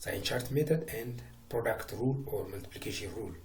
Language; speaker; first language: English; non-native, local second language; Amharic